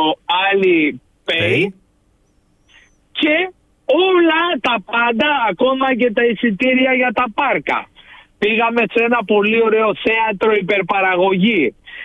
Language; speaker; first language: Greek; native; Greek